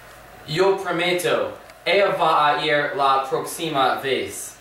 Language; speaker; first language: Spanish; non-native, learner; English